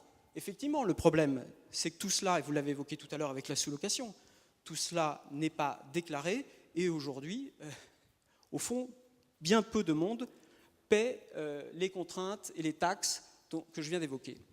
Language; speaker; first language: French; native; French